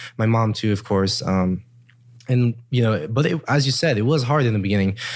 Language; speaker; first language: English; early bilingual, heritage; English